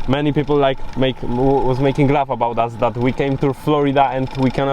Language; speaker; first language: English; non-native, fluent; Polish